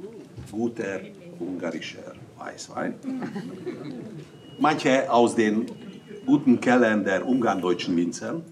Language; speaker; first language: German; non-native, fluent; Hungarian